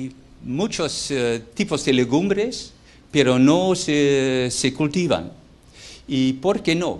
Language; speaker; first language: Spanish; non-native, fluent; Dutch